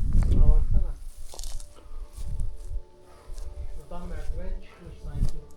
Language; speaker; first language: Turkish; native; Turkish